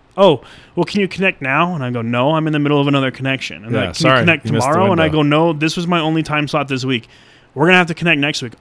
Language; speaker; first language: English; native; English